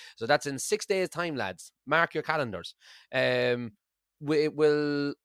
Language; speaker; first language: English; native; English